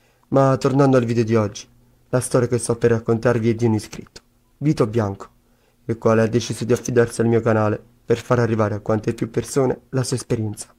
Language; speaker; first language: Italian; native; Italian